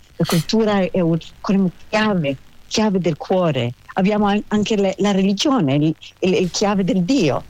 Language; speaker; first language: Italian; non-native, learner; Hebrew